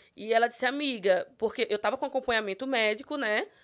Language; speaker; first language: Portuguese; native; Portuguese